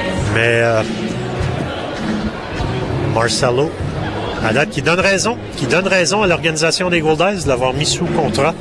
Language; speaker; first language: French; native; French